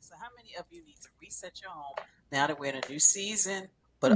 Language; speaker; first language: English; native; English